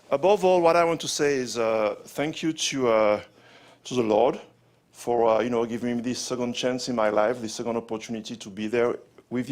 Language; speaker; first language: English; non-native, fluent; French